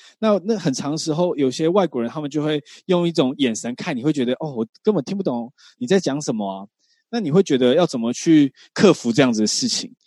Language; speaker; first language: Chinese; native; Chinese